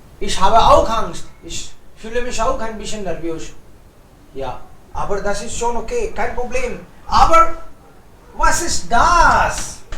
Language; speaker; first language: German; non-native, fluent; Hindi